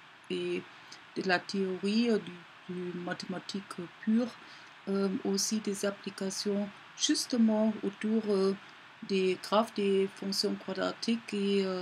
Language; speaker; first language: French; non-native, learner; German